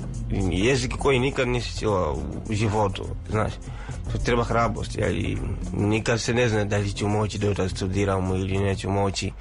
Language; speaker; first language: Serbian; non-native, fluent; Swahili